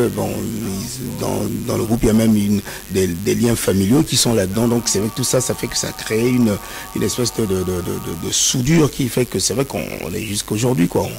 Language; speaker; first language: French; non-native, local second language; Kongo